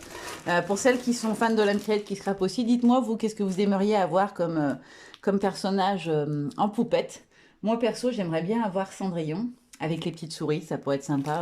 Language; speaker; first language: French; native; French